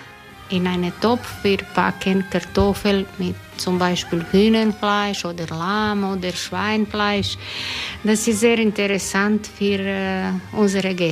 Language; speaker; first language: German; non-native, learner; Croatian